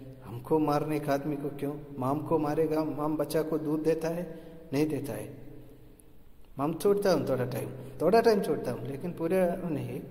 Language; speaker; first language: Hindi; non-native, local second language; Malayalam